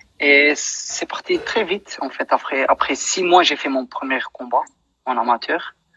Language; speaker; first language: French; non-native, local second language; Dutch